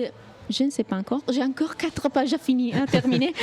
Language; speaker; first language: French; non-native, fluent; Italian